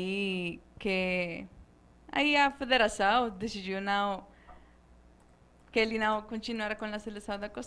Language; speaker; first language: Portuguese; non-native, fluent; Spanish